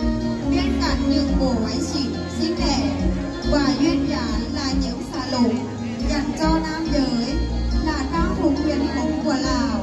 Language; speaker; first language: Vietnamese; native; Vietnamese